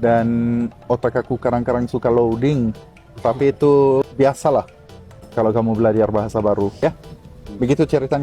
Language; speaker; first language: Indonesian; non-native, fluent; Swedish